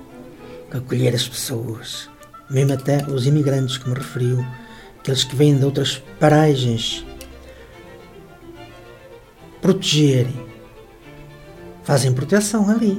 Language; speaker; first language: Portuguese; native; Portuguese